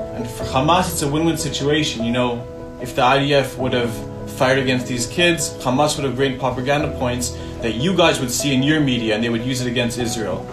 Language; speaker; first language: English; native; English